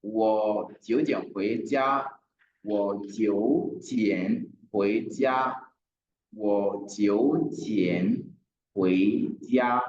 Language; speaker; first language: Chinese; non-native, fluent; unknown